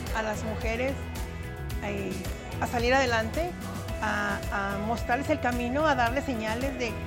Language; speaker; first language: Spanish; native; Spanish